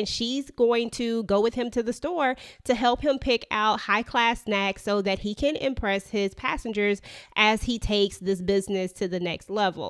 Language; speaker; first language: English; native; English